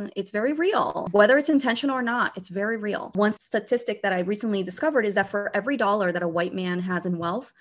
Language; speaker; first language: English; early bilingual, other home language; Portuguese